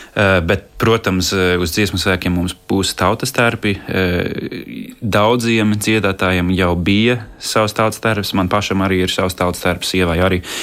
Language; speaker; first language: Latvian; non-native, fluent; English